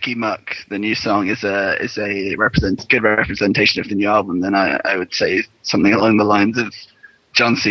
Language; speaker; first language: English; native; English